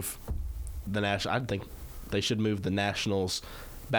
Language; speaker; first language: English; native; English